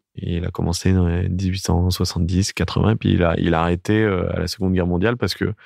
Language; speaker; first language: French; native; French